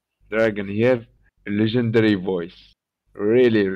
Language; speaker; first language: English; non-native, learner; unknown